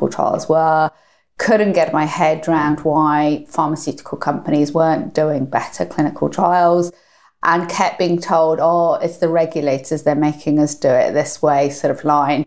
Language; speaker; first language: English; native; English